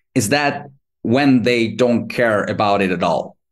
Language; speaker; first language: English; non-native, fluent; Ukrainian